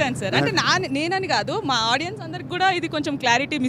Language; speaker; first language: Telugu; native; Telugu